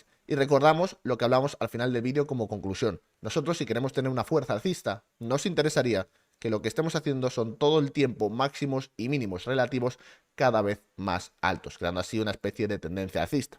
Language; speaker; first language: Spanish; native; Spanish